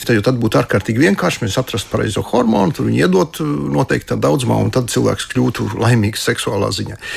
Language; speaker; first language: Latvian; non-native, local second language; Russian